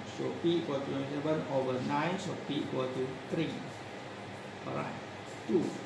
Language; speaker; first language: English; non-native, local second language; Malay